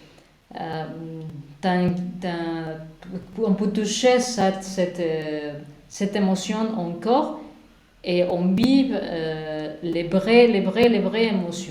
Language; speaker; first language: French; non-native, learner; Spanish